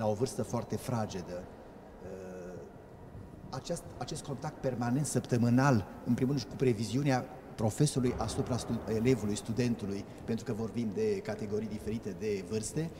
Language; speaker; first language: Romanian; native; Romanian